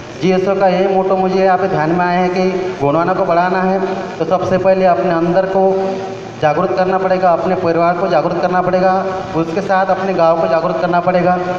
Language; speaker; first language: Hindi; non-native, local second language; Marathi